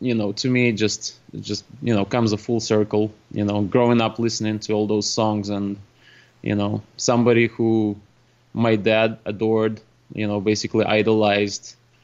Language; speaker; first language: English; non-native, fluent; Russian